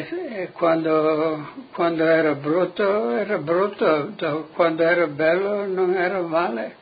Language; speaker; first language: Italian; non-native, local second language; Friulian